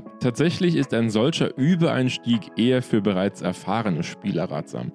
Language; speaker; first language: German; native; German